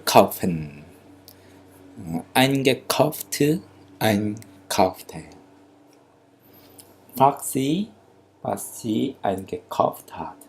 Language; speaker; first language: German; non-native, fluent; Korean